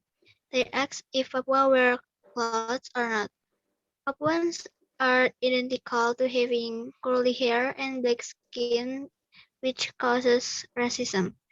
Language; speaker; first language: English; non-native, learner; Indonesian